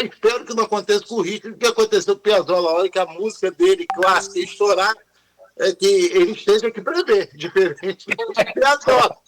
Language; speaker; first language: Portuguese; non-native, fluent; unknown